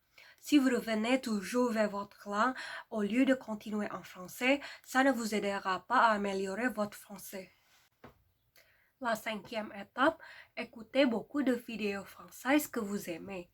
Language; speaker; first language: French; non-native, fluent; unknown